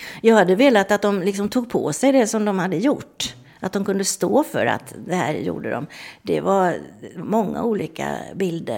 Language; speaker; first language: Swedish; native; Swedish